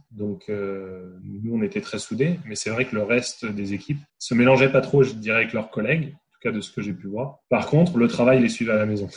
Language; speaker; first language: French; native; French